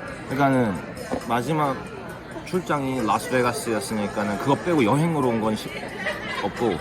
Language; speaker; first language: Korean; native; Korean